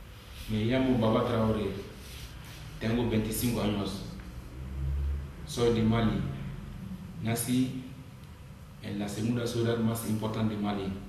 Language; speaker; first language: Spanish; non-native, learner; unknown